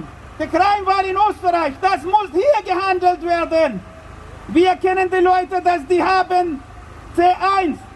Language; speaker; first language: German; non-native, learner; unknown